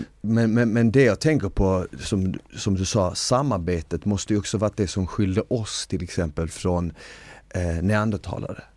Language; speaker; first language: Swedish; early bilingual, other home language; Bosnian